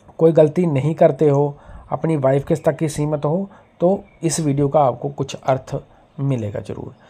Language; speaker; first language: Hindi; native; Hindi